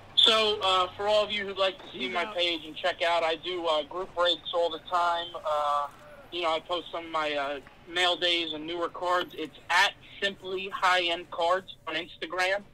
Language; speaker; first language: English; native; English